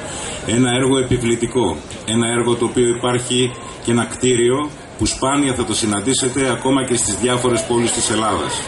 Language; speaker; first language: Greek; native; Greek